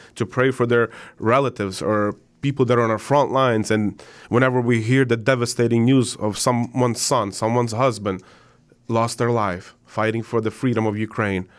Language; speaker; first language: English; non-native, fluent; Ukrainian